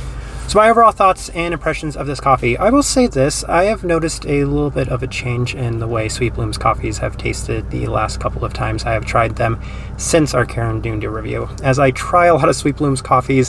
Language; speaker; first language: English; native; English